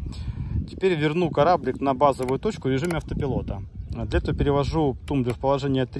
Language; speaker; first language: Russian; native; Russian